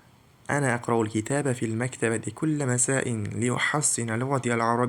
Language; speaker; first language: Arabic; non-native, fluent; Uzbek